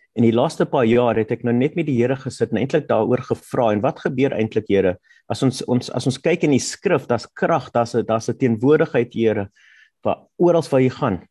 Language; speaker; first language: Afrikaans; non-native, local second language; German